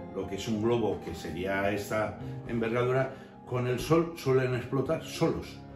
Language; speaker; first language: Spanish; native; Spanish